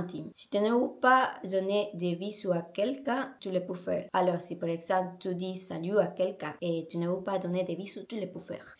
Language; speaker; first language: French; non-native, learner; Spanish